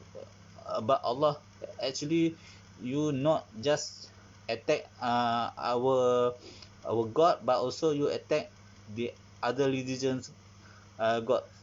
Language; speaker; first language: English; non-native, learner; Malay